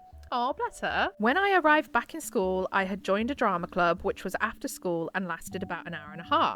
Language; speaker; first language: English; native; English